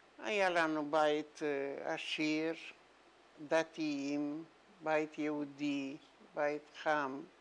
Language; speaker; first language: Hebrew; non-native, fluent; Yiddish